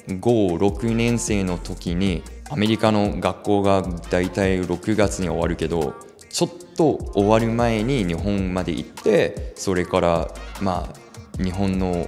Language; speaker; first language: Japanese; early bilingual, heritage; Japanese